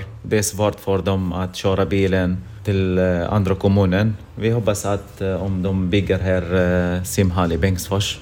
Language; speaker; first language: Swedish; non-native, learner; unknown